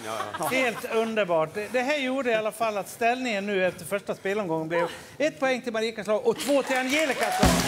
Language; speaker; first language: Swedish; native; Swedish